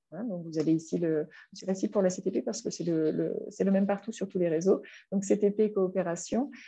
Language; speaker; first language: French; native; French